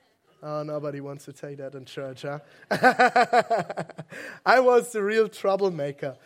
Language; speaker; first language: English; non-native, fluent; German